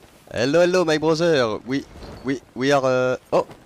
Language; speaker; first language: English; non-native, learner; French